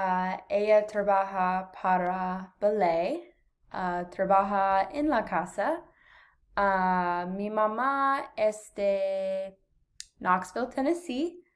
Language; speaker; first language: Spanish; non-native, learner; English